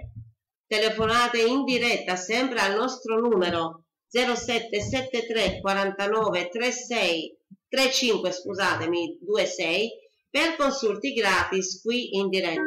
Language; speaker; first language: Italian; native; Italian